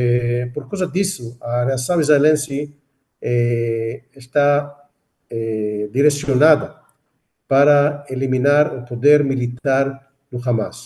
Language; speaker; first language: Portuguese; non-native, fluent; Hebrew